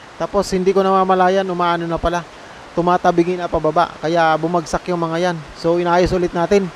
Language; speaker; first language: Filipino; native; Filipino